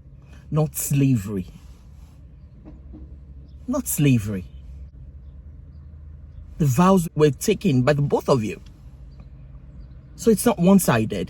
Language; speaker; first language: English; non-native, local second language; Yoruba